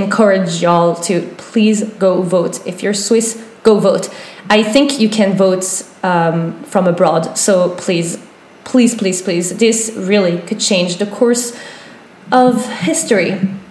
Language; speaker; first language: English; non-native, fluent; French